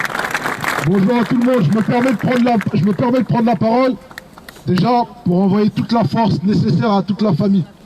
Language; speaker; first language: French; native; French